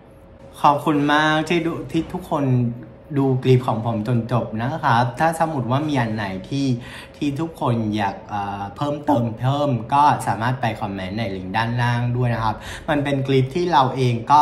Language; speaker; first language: Thai; non-native, fluent; Vietnamese